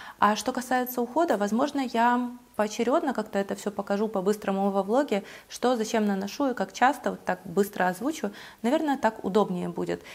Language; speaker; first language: Russian; native; Russian